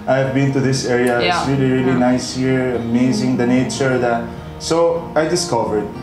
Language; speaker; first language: English; non-native, fluent; Arabic